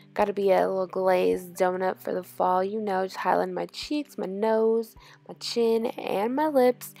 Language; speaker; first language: English; native; English